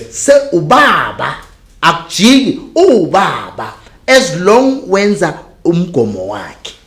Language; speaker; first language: Zulu; native; Zulu